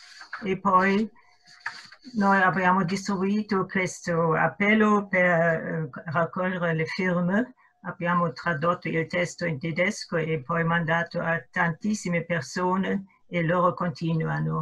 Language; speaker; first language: Italian; non-native, fluent; German